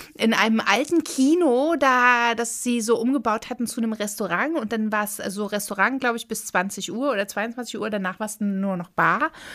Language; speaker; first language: German; native; German